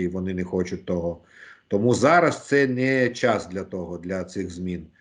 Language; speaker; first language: Ukrainian; non-native, local second language; Russian